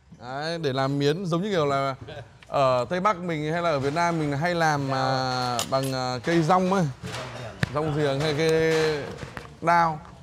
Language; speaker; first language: Vietnamese; native; Vietnamese